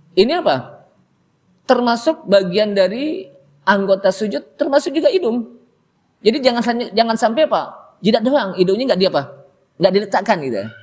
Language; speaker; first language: Indonesian; native; Indonesian